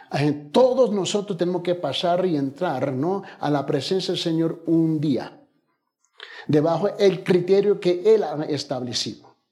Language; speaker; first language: Spanish; early bilingual, heritage; Spanish